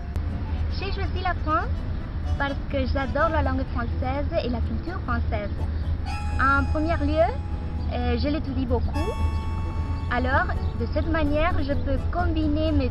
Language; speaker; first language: French; non-native, fluent; Spanish